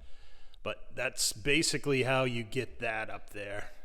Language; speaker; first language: English; native; English